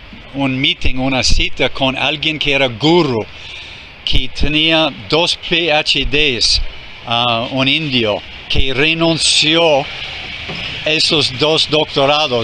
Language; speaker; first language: Spanish; non-native, fluent; English